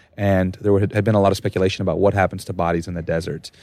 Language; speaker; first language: English; native; English